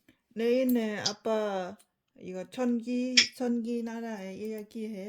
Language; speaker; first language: Korean; non-native, learner; Lao